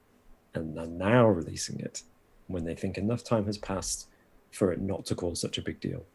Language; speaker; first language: English; native; English